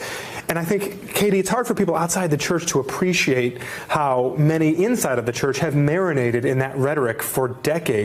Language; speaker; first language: English; native; English